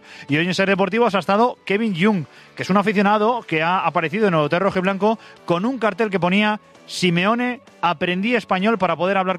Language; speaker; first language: Spanish; native; Spanish